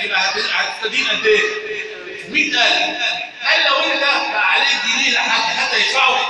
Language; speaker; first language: Arabic; native; Arabic